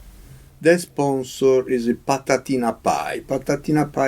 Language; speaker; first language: English; non-native, learner; Italian